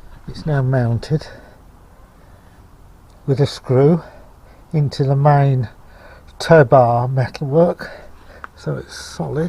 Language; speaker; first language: English; native; English